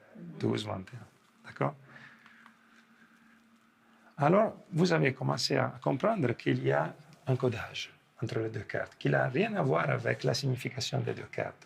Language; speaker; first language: French; non-native, fluent; Italian